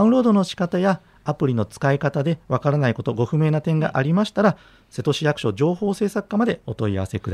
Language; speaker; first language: Japanese; native; Japanese